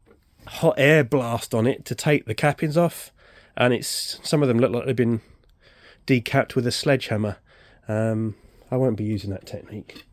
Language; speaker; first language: English; native; English